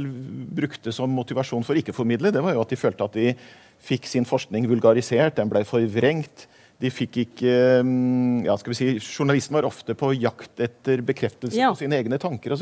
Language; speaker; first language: Norwegian; native; Norwegian